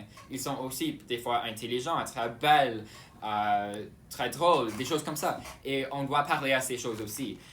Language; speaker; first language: French; non-native, local second language; English